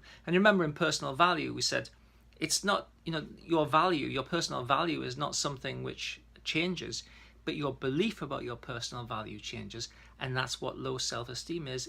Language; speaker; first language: English; native; English